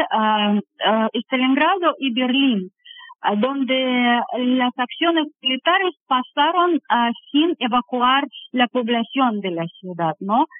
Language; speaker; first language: Spanish; non-native, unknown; Russian